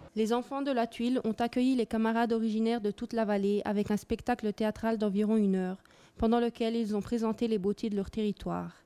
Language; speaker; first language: French; non-native, local second language; Italian